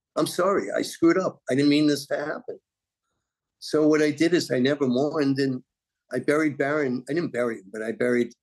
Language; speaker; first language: English; native; English